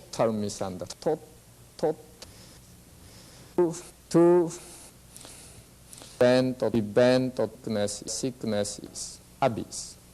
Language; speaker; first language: English; non-native, learner; Japanese